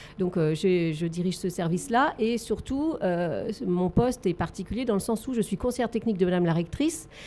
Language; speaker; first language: French; native; French